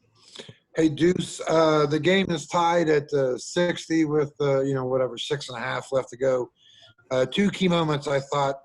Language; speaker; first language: English; native; English